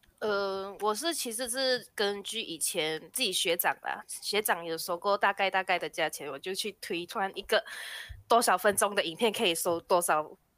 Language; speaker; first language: Chinese; native; Chinese